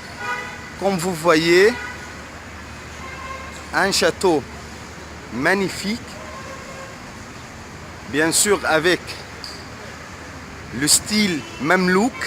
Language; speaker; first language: French; non-native, fluent; Arabic